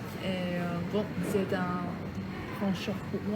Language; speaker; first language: French; non-native, fluent; Vietnamese